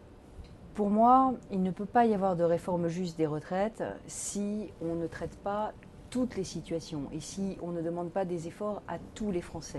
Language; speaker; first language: French; native; French